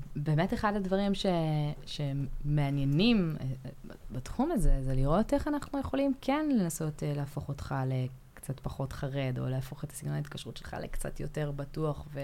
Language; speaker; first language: Hebrew; native; Hebrew